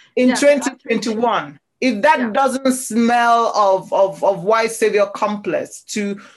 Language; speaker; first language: English; non-native, local second language; Igbo